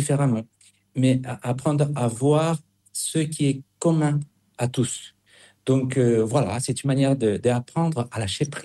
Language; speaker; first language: French; non-native, fluent; Spanish